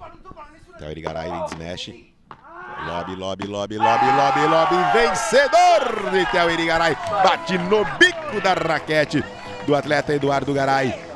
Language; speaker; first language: Portuguese; native; Portuguese